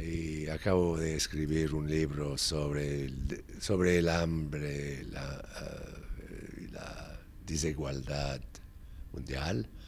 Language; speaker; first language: Spanish; non-native, fluent; English